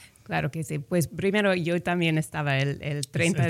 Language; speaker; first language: Spanish; non-native, fluent; English